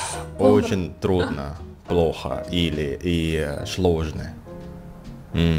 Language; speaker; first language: Russian; non-native, learner; Indonesian